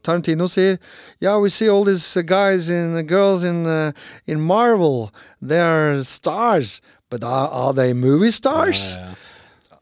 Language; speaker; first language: English; non-native, fluent; Norwegian